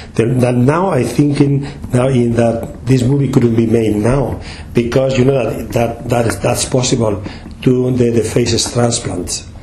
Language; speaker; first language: English; non-native, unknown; Spanish